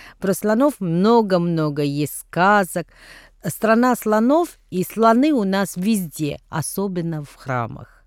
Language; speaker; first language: Russian; non-native, fluent; Tamil